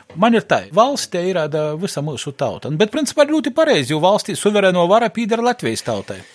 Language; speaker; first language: Latvian; native; Latvian